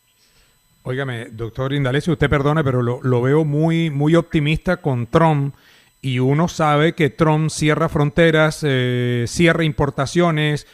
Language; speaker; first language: Spanish; native; Spanish